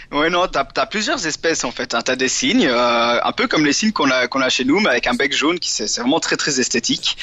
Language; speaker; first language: French; native; French